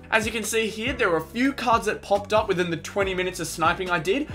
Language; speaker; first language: English; native; English